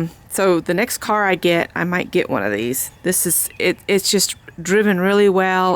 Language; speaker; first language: English; native; English